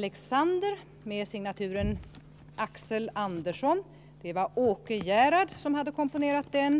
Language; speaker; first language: Swedish; native; Swedish